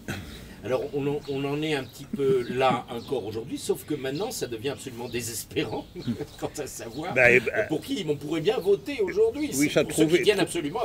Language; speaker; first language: French; native; French